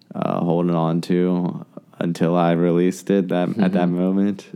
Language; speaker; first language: English; native; English